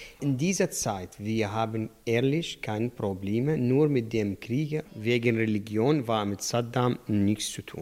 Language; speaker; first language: German; non-native, learner; Arabic